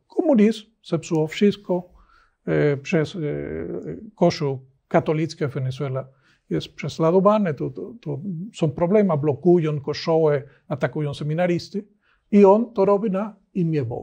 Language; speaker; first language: Polish; non-native, learner; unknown